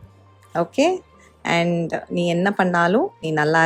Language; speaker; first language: Tamil; native; Tamil